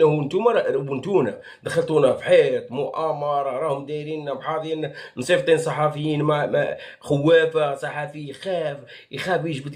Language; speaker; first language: Arabic; native; Arabic